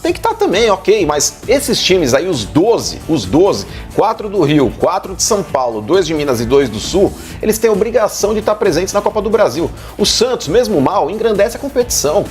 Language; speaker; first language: Portuguese; native; Portuguese